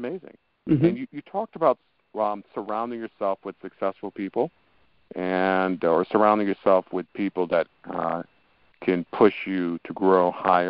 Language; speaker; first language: English; native; English